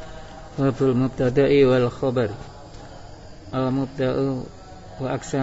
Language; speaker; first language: Arabic; non-native, learner; Indonesian